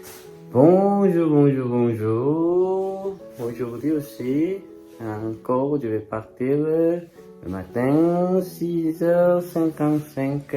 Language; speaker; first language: French; non-native, learner; Korean